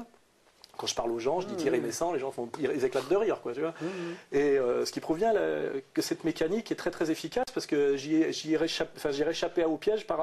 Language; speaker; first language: French; native; French